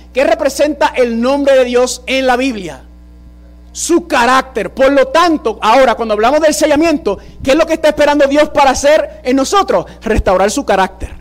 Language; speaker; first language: Spanish; early bilingual, heritage; Spanish